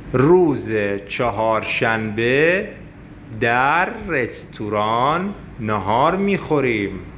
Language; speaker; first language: Persian; non-native, fluent; Arabic